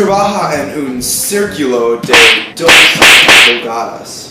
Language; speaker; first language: Spanish; non-native, learner; English